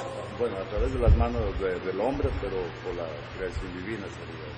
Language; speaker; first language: Spanish; native; Spanish